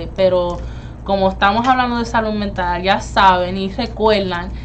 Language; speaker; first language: Spanish; early bilingual, heritage; Spanish